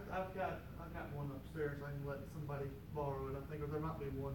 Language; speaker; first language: English; native; English